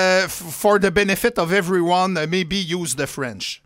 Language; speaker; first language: English; non-native, learner; French